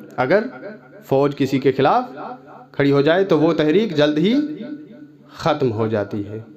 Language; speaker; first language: Urdu; non-native, local second language; Sindhi